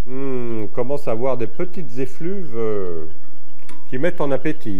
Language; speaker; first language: French; native; French